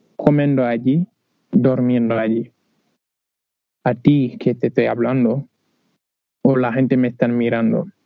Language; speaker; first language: Spanish; non-native, learner; Wolof